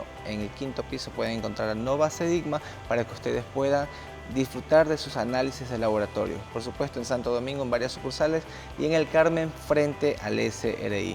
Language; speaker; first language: Spanish; native; Spanish